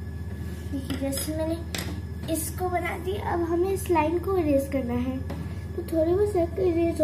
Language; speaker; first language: Hindi; native; Hindi